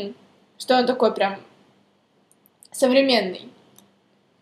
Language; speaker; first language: Russian; native; Russian